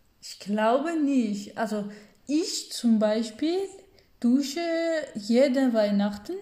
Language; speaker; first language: German; non-native, learner; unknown